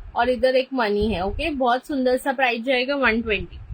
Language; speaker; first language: Hindi; non-native, local second language; Marathi